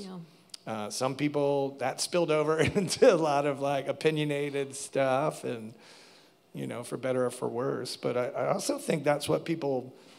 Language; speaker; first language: English; native; English